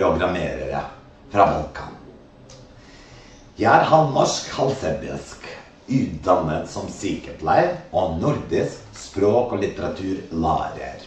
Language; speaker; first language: Norwegian; non-native, fluent; Serbian